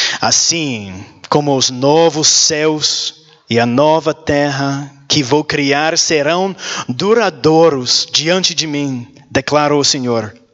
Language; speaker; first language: Portuguese; non-native, learner; English